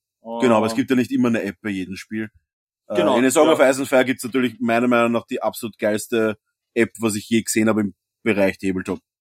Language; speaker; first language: German; native; German